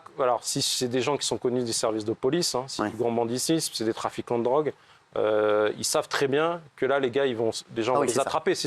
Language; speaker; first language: French; native; French